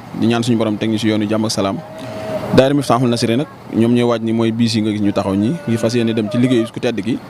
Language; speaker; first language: Wolof; native; Wolof